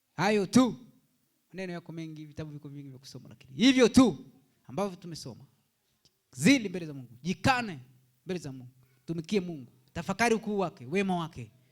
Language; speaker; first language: Swahili; native; Swahili